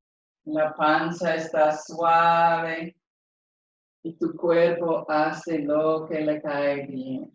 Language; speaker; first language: Spanish; non-native, fluent; English